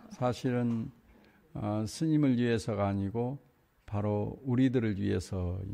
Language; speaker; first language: Korean; native; Korean